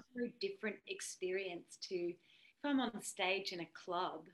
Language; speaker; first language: English; native; English